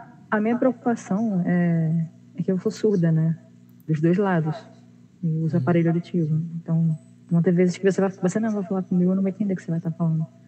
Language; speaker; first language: Portuguese; native; Portuguese